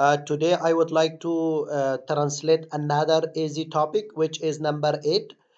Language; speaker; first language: English; non-native, fluent; Persian